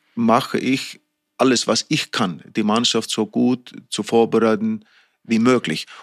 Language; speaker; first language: German; non-native, fluent; Icelandic